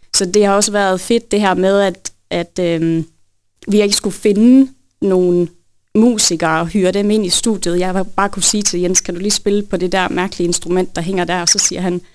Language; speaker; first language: Danish; native; Danish